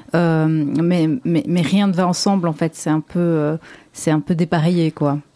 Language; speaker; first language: French; native; French